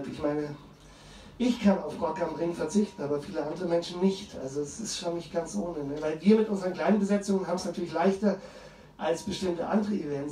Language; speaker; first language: German; native; German